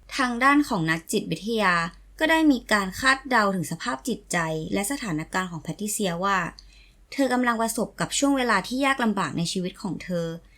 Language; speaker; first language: Thai; native; Thai